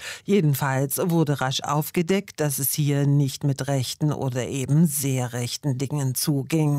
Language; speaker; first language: German; native; German